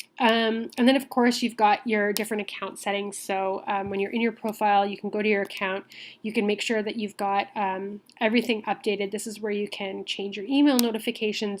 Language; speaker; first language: English; native; English